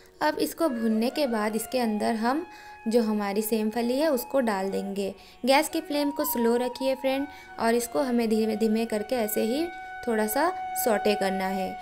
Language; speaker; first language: Hindi; non-native, local second language; Bangla